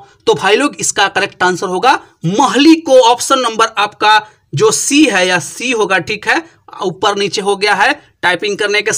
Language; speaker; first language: Hindi; native; Hindi